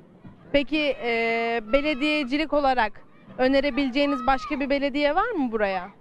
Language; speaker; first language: Turkish; native; Turkish